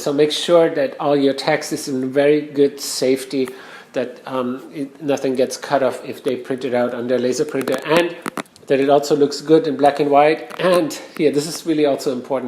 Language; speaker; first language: English; non-native, fluent; German